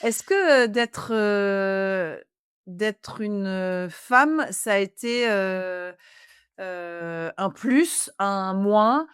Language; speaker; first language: French; native; French